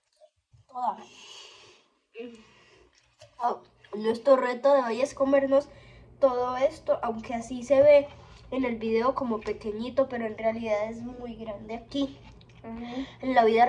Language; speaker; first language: Spanish; native; Spanish